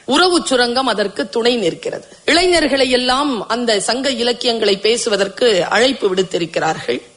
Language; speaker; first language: Tamil; native; Tamil